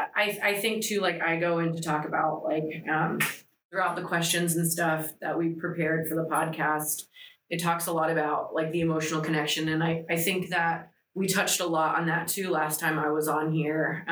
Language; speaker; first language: English; early bilingual, other home language; Greek